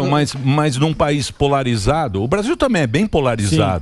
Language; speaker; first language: Portuguese; native; Portuguese